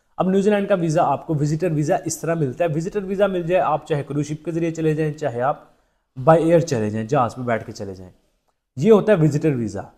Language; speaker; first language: Urdu; native; Urdu